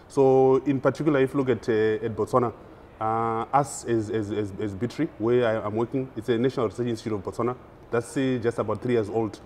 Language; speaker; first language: English; non-native, local second language; Shona